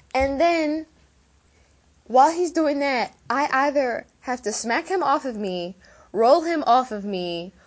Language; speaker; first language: English; native; English